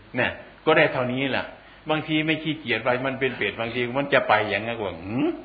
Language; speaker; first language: Thai; non-native, local second language; Northeastern Thai